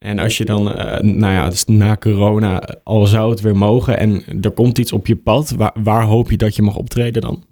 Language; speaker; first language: Dutch; native; Dutch